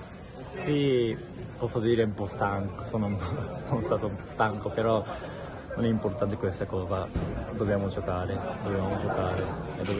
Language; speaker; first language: Italian; non-native, fluent; Japanese